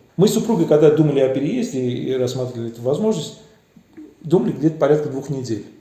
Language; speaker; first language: Russian; early bilingual, other home language; Armenian